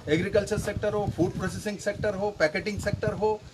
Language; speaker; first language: Hindi; non-native, local second language; Bangla